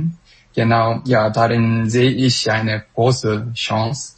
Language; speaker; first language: German; non-native, fluent; Korean